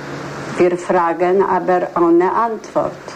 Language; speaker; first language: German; non-native, learner; Polish